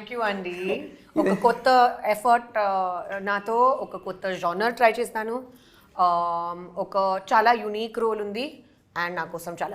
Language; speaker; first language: Telugu; non-native, learner; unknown